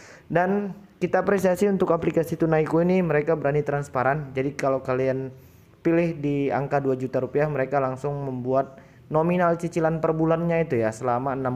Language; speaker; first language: Indonesian; native; Indonesian